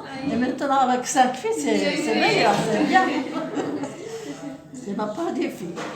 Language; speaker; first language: French; non-native, local second language; Arabic